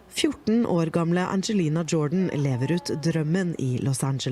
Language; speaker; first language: Norwegian; native; Norwegian